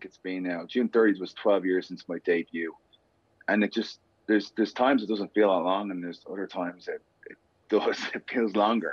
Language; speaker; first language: English; native; English